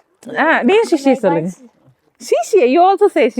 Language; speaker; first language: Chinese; non-native, learner; Tamil